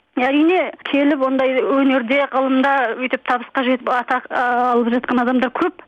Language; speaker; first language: Kazakh; early bilingual, heritage; Kazakh